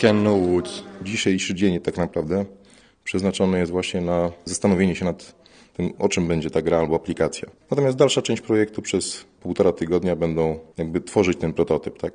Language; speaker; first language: Polish; native; Polish